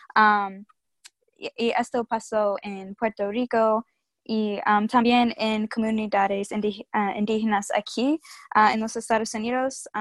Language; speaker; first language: Spanish; non-native, learner; English